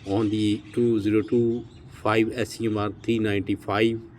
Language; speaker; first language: English; non-native, local second language; Urdu